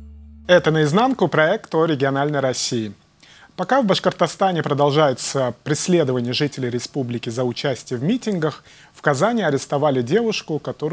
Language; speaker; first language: Russian; native; Russian